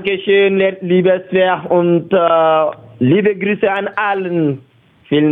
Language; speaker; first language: German; non-native, learner; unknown